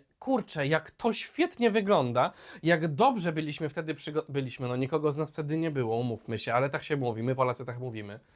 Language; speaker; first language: Polish; native; Polish